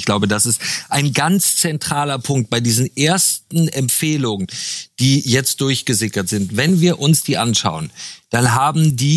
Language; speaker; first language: German; native; German